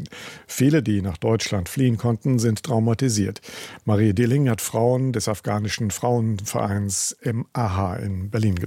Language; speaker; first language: German; native; German